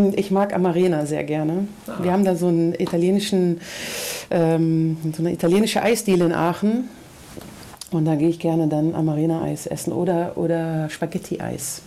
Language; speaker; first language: German; native; German